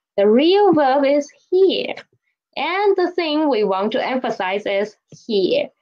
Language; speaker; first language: English; non-native, fluent; Chinese